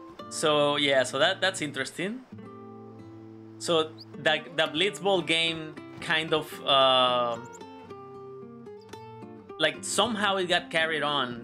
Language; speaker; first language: English; non-native, fluent; Spanish